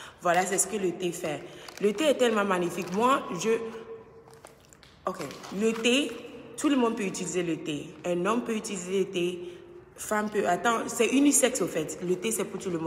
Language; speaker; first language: French; non-native, fluent; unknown